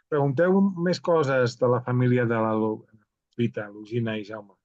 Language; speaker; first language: Catalan; native; Catalan